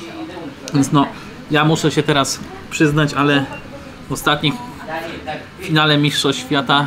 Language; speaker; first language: Polish; native; Polish